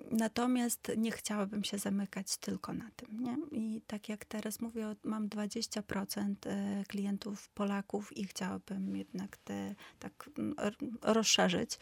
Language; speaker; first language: Polish; non-native, fluent; Ukrainian